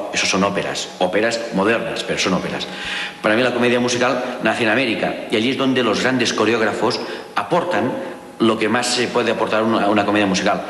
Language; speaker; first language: Spanish; native; Spanish